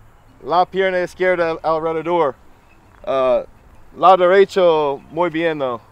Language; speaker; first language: Spanish; non-native, learner; English